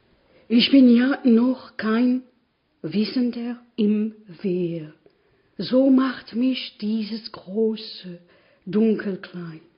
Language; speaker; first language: German; non-native, learner; French